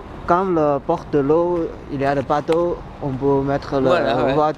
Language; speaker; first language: French; non-native, learner; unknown